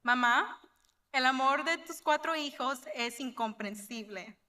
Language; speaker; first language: Spanish; early bilingual, heritage; Spanish